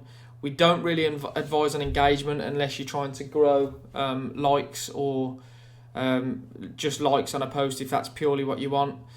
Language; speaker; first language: English; native; English